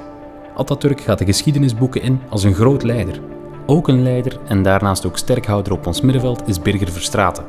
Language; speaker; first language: Dutch; native; Dutch